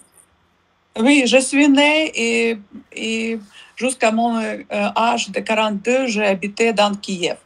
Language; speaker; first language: French; non-native, learner; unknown